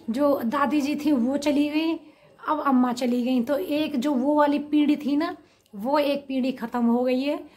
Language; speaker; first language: Hindi; native; Hindi